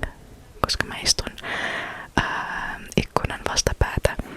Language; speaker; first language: Finnish; non-native, fluent; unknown